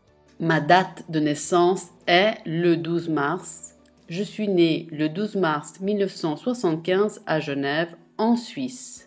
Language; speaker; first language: French; non-native, fluent; Italian